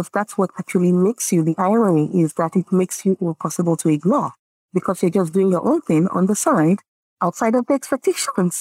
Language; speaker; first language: English; non-native, local second language; Yoruba